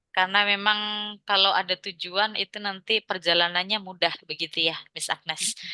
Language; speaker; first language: Indonesian; non-native, local second language; Javanese